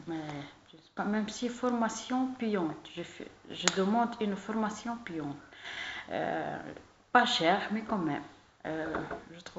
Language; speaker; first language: French; non-native, learner; Arabic